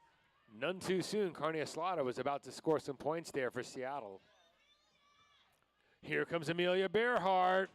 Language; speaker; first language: English; native; English